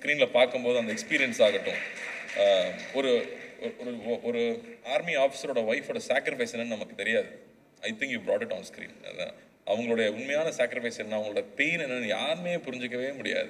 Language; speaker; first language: Tamil; native; Tamil